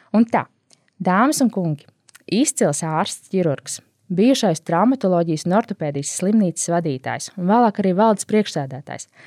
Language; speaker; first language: Latvian; native; Latvian